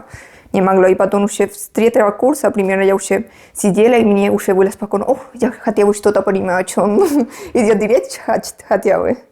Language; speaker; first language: Russian; non-native, fluent; Spanish